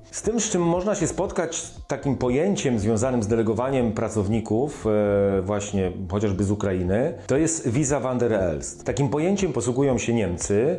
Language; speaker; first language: Polish; native; Polish